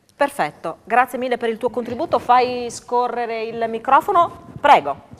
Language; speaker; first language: Italian; native; Italian